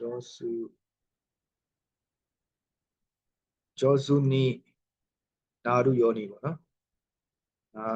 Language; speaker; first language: Japanese; non-native, learner; Burmese